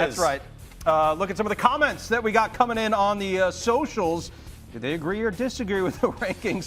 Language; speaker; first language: English; native; English